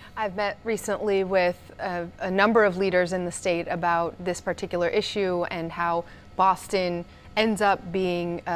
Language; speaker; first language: English; native; English